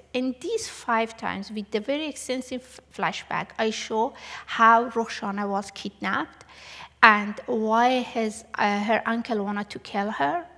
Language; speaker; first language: English; non-native, learner; Persian